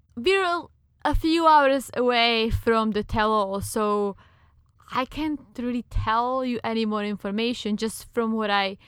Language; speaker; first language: English; non-native, fluent; Czech